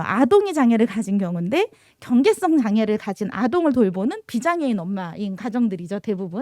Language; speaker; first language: Korean; native; Korean